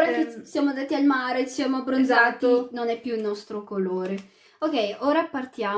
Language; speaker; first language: Italian; early bilingual, other home language; Arabic